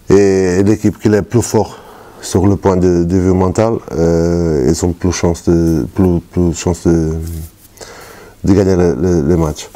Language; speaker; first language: French; non-native, fluent; Portuguese